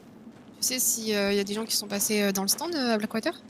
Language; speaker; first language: French; native; French